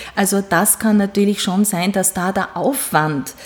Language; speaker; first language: German; non-native, fluent; Hungarian